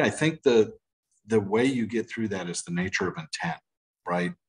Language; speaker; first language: English; native; English